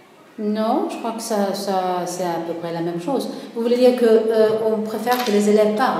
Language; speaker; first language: French; non-native, fluent; Swedish